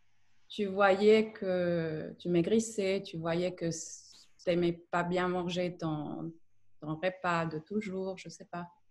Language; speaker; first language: French; non-native, fluent; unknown